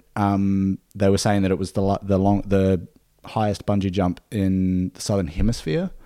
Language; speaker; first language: English; native; English